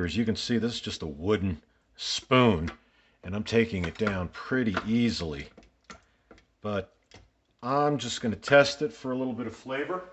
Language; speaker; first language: English; native; English